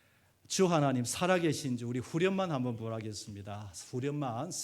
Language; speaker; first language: Korean; native; Korean